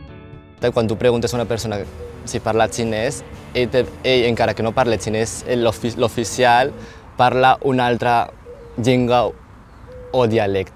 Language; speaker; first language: Catalan; non-native, local second language; Chinese